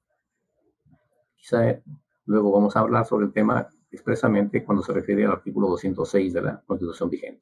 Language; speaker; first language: Spanish; native; Spanish